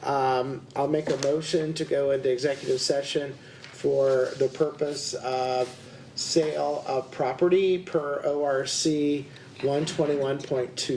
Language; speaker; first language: English; native; English